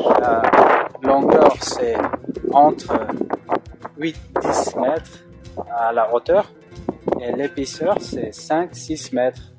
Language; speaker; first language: French; non-native, fluent; Uzbek